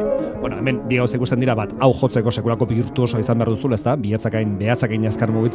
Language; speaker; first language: Basque; native; Basque